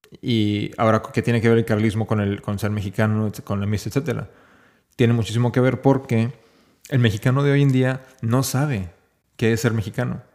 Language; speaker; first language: Spanish; native; Spanish